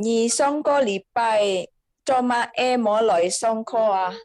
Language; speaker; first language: Chinese; non-native, learner; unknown